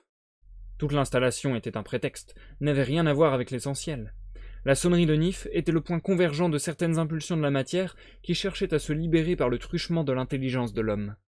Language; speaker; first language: French; native; French